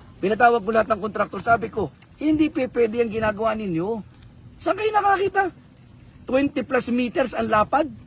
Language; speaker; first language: Filipino; native; Filipino